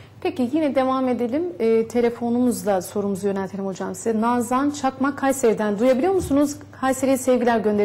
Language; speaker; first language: Turkish; native; Turkish